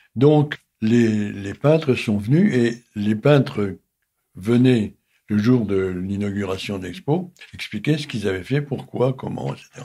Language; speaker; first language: French; native; French